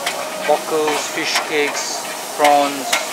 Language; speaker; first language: English; non-native, local second language; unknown